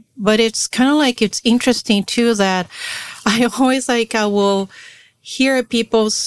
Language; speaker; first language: English; non-native, fluent; Portuguese